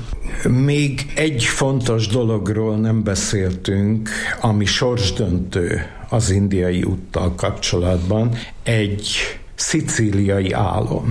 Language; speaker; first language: Hungarian; native; Hungarian